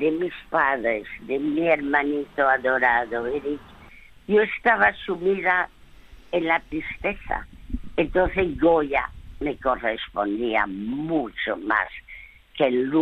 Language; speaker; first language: Spanish; early bilingual, other home language; French